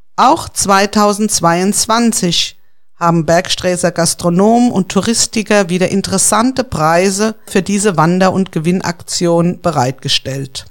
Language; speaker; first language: German; native; German